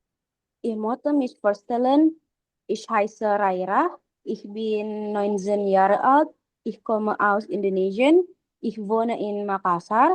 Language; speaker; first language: German; non-native, learner; Indonesian